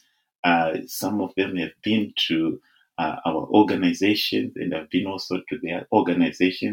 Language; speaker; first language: English; non-native, local second language; Shona